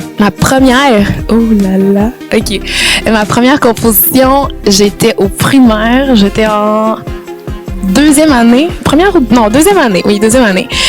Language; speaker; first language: French; native; French